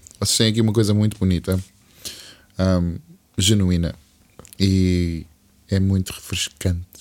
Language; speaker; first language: Portuguese; early bilingual, other home language; English